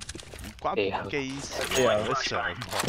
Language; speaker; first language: Cantonese; native; Cantonese